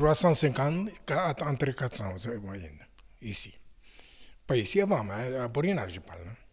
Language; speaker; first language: French; non-native, fluent; Ukrainian